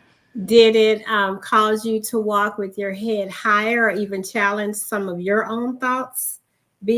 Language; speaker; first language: English; native; English